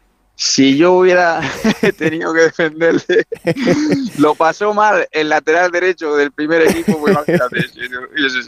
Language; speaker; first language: Spanish; native; Spanish